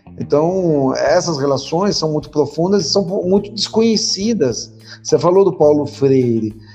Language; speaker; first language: Portuguese; early bilingual, other home language; Spanish